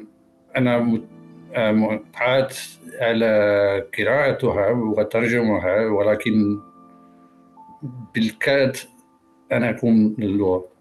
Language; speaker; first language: Arabic; non-native, learner; Dutch